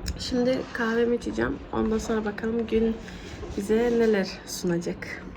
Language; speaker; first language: Turkish; early bilingual, heritage; Turkish